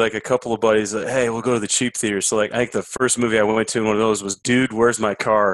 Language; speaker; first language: English; native; English